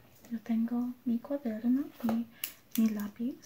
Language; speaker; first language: Spanish; non-native, learner; English